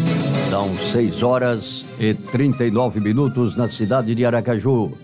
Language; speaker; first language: Portuguese; native; Portuguese